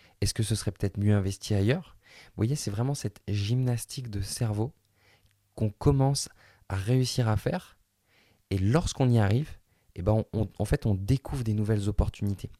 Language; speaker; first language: French; native; French